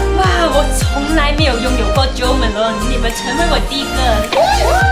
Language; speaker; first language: Chinese; native; Chinese